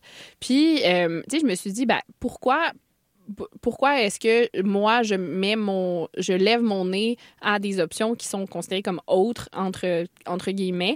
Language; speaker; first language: French; native; French